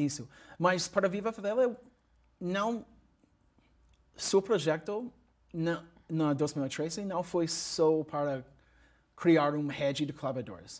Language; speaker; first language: Portuguese; non-native, learner; English